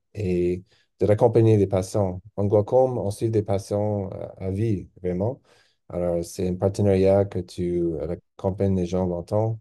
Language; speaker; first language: French; non-native, local second language; English